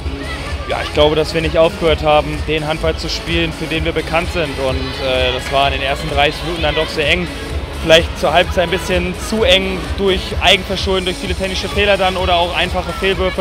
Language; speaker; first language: German; native; German